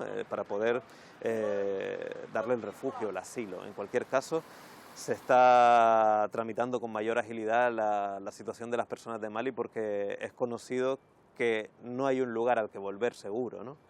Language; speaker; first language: Spanish; native; Spanish